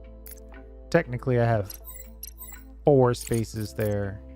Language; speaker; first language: English; native; English